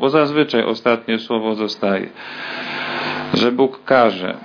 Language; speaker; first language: Polish; native; Polish